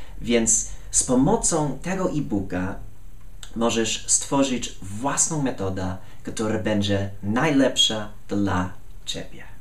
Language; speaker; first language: Polish; non-native, fluent; English